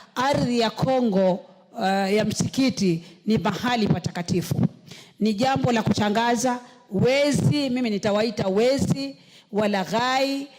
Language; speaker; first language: Swahili; native; Swahili